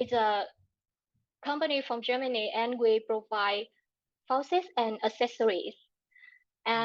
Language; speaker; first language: English; non-native, learner; Vietnamese